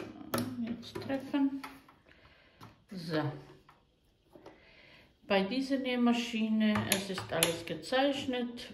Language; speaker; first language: German; non-native, learner; Croatian